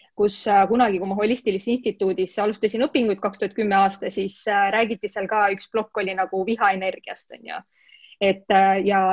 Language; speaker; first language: Estonian; non-native, local second language; Russian